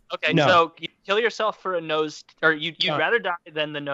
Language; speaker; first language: English; native; English